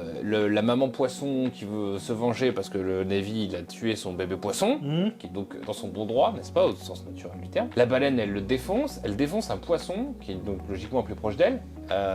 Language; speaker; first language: French; native; French